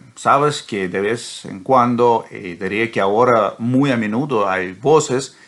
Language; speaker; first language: Spanish; non-native, fluent; Russian